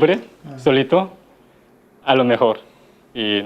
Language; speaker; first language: Spanish; non-native, learner; Korean